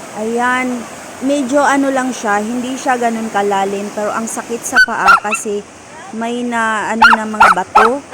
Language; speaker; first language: Filipino; non-native, local second language; Cebuano